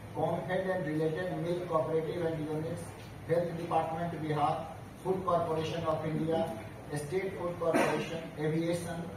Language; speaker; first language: Hindi; native; Hindi